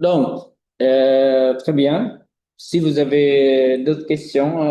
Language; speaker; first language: French; non-native, fluent; Vietnamese